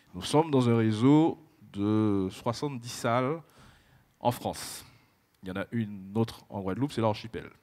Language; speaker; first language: French; native; French